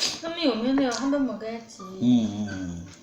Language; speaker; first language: Korean; non-native, learner; Chinese